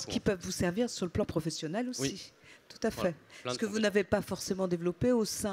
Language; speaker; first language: French; native; French